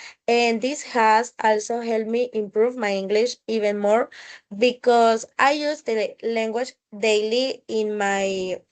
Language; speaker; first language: English; non-native, fluent; Spanish